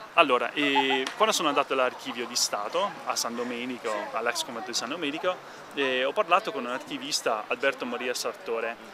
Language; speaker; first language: Italian; non-native, fluent; English